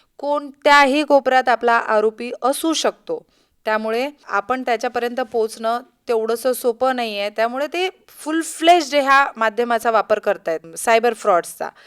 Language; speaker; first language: Marathi; native; Marathi